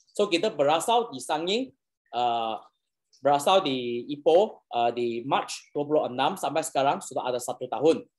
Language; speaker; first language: Malay; non-native, local second language; Chinese